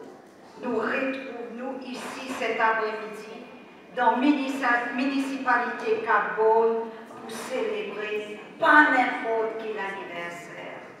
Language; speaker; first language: French; non-native, local second language; Morisyen